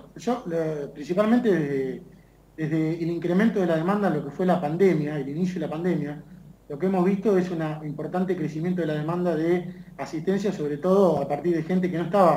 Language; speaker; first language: Spanish; native; Spanish